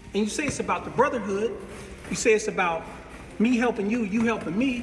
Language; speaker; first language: English; native; English